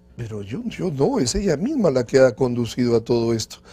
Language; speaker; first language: Spanish; native; Spanish